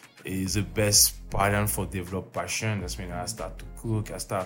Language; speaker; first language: English; non-native, learner; French